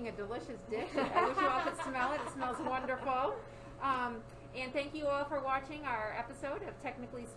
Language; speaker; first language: English; native; English